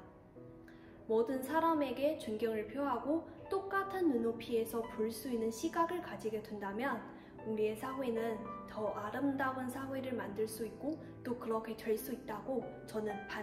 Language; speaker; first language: Korean; non-native, fluent; Chinese